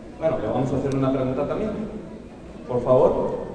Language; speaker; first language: Spanish; native; Spanish